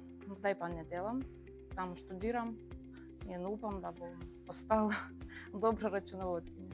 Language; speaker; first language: Slovenian; non-native, learner; Ukrainian